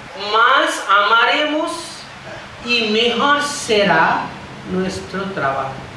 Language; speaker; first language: Spanish; non-native, fluent; Bangla